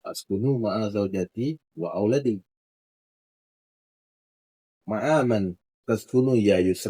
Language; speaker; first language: Arabic; non-native, learner; Malay